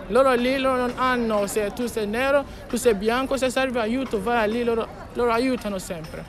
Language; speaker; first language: Italian; non-native, learner; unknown